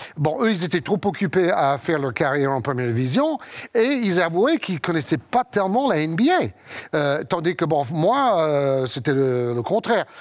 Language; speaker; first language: French; non-native, fluent; English